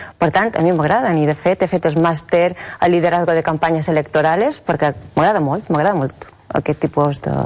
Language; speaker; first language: Catalan; native; Catalan